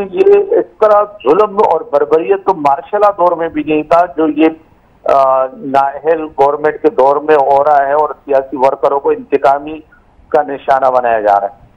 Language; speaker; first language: Urdu; non-native, local second language; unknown